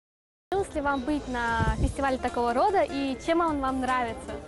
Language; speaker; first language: Russian; native; Russian